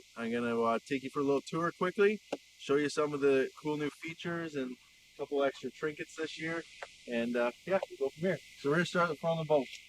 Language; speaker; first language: English; native; English